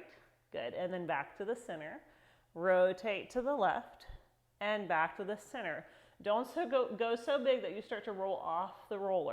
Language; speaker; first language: English; native; English